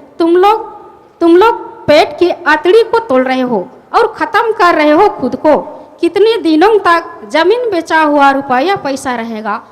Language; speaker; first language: Hindi; non-native, local second language; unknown